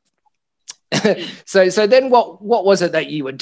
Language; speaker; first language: English; native; English